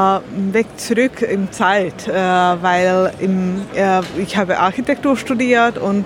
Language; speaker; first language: German; non-native, learner; Slovak